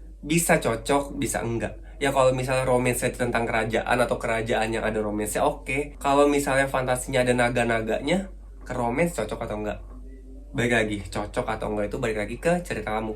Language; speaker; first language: Indonesian; native; Indonesian